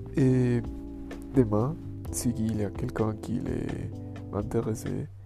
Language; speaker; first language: French; non-native, learner; Spanish